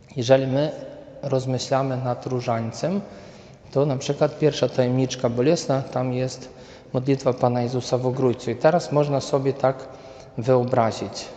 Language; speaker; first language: Polish; native; Polish